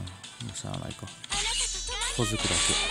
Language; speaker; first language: Japanese; native; Japanese